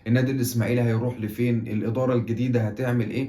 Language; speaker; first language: Arabic; native; Arabic